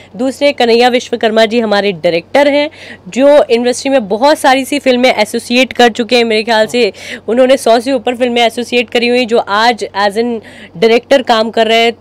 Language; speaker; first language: Hindi; native; Hindi